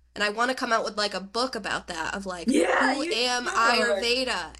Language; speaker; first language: English; native; English